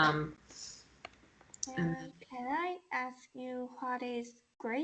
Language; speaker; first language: English; non-native, learner; Chinese